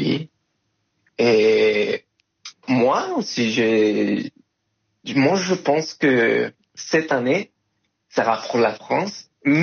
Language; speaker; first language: French; non-native, fluent; Spanish